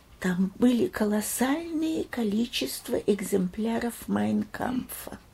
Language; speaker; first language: Russian; early bilingual, heritage; Russian